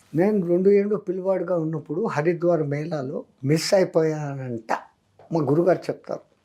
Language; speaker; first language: Telugu; non-native, fluent; Hindi